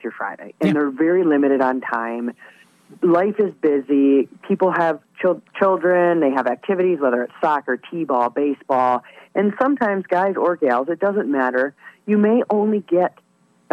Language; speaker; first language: English; native; English